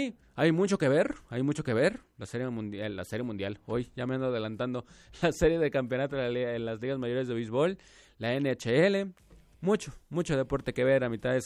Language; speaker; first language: Spanish; native; Spanish